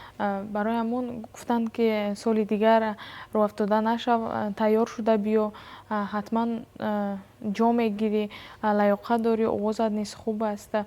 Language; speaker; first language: Tajik; native; Tajik